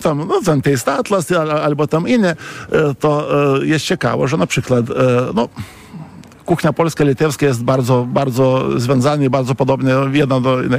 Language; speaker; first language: Polish; non-native, fluent; Lithuanian